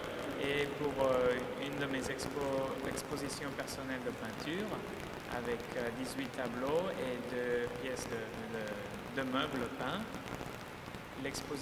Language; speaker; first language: French; non-native, fluent; Spanish